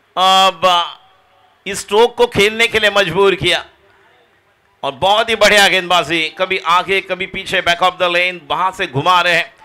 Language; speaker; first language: Hindi; non-native, local second language; Marathi